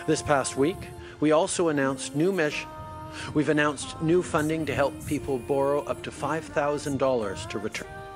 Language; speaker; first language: English; native; English